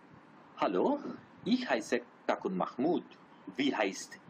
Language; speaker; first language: German; non-native, fluent; Bangla